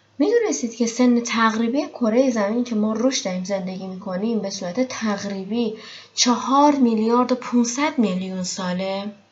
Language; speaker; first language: Persian; native; Persian